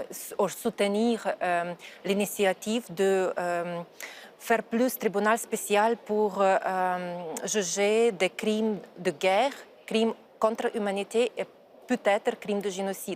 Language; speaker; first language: French; non-native, fluent; Ukrainian